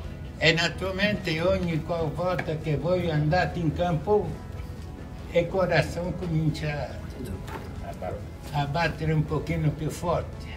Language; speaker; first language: Italian; non-native, fluent; Spanish